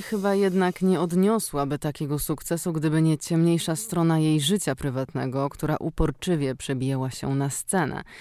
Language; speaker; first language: Polish; native; Polish